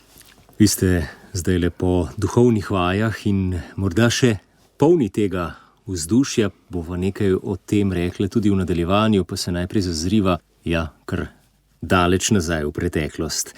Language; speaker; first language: Slovenian; native; Slovenian